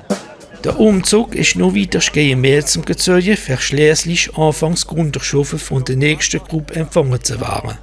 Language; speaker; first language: German; non-native, local second language; French